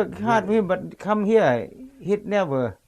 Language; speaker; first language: English; non-native, learner; Lao